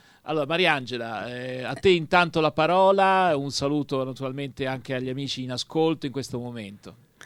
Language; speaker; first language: Italian; native; Italian